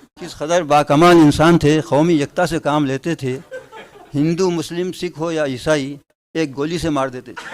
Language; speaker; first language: Urdu; native; Urdu